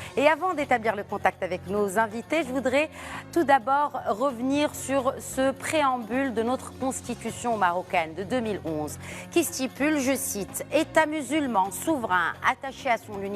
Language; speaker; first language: French; non-native, local second language; Arabic